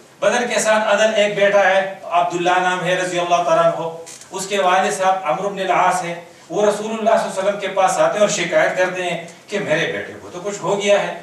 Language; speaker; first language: Urdu; non-native, local second language; Pashto